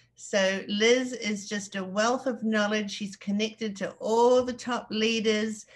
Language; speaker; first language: English; native; English